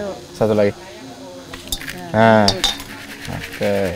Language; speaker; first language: Indonesian; non-native, learner; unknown